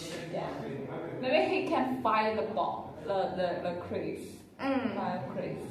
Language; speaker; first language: English; non-native, learner; Chinese